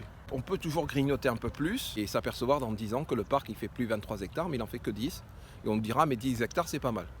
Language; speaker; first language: French; native; French